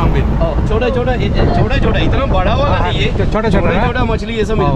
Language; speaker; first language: Hindi; non-native, local second language; Sinhala